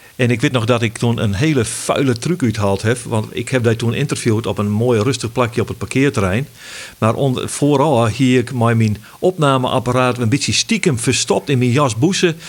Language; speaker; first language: Dutch; non-native, local second language; Western Frisian